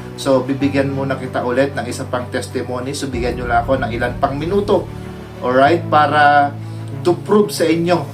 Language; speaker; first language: Filipino; native; Filipino